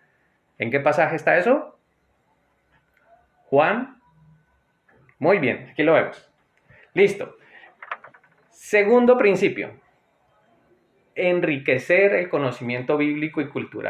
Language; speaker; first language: Spanish; native; Spanish